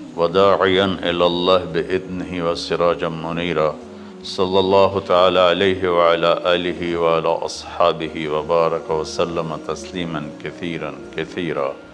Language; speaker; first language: Urdu; non-native, local second language; Punjabi